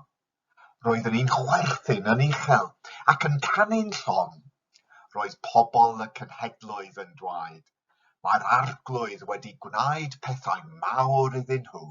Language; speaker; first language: Welsh; non-native, local second language; English